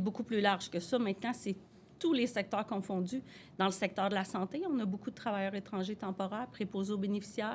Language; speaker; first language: French; native; French